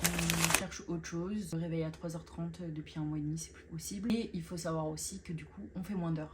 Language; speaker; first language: French; native; French